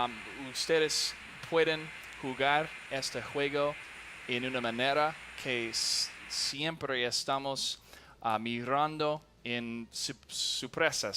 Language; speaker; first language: Spanish; non-native, learner; English